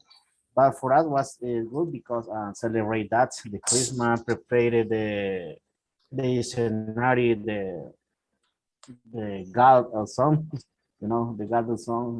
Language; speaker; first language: English; non-native, learner; Spanish